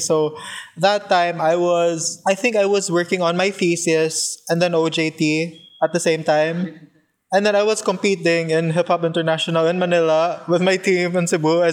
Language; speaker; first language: English; non-native, local second language; Cebuano